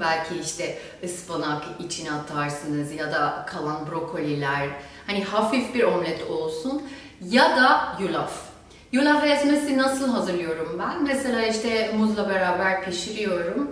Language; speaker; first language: Turkish; non-native, fluent; German